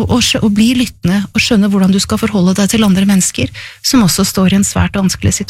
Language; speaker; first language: Norwegian; native; Norwegian